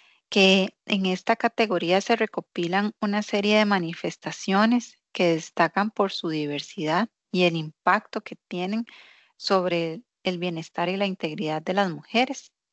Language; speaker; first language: Spanish; native; Spanish